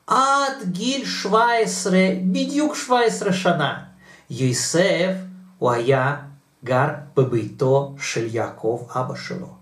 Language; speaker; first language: Hebrew; non-native, fluent; Russian